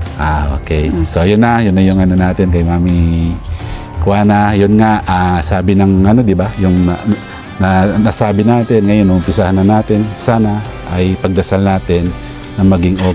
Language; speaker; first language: Filipino; non-native, local second language; Pampanga